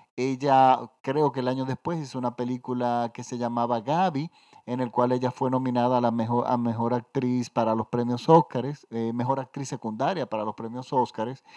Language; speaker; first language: Spanish; native; Spanish